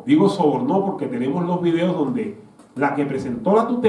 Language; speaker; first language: Spanish; native; Spanish